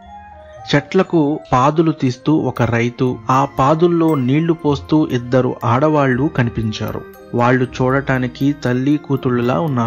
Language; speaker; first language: Telugu; native; Telugu